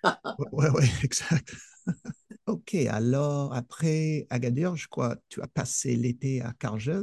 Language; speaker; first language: French; non-native, fluent; English